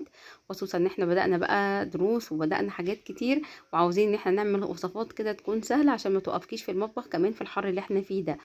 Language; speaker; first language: Arabic; native; Arabic